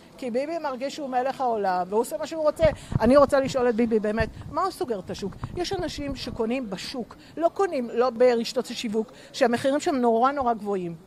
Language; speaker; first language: Hebrew; early bilingual, other home language; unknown